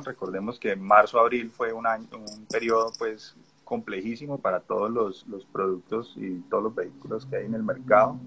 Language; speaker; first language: Spanish; native; Spanish